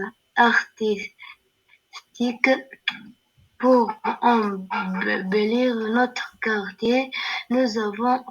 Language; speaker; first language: French; non-native, learner; Arabic